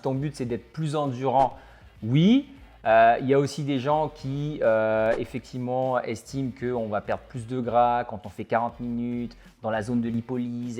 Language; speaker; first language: French; native; French